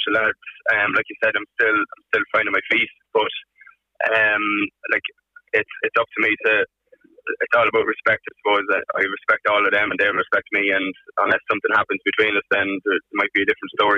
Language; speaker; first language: English; native; English